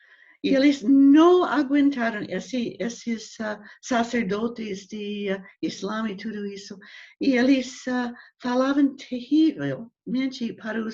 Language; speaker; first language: Portuguese; non-native, learner; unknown